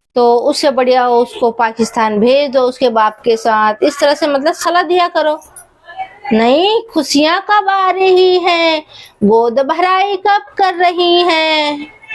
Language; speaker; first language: Hindi; native; Hindi